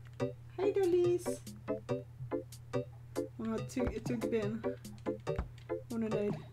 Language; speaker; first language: Swedish; native; Swedish